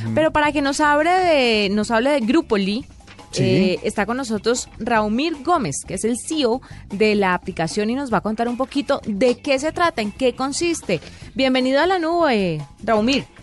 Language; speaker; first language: Spanish; native; Spanish